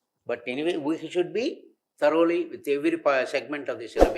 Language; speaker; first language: English; non-native, local second language; Telugu